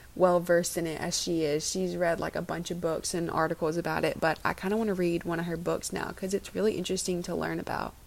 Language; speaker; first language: English; native; English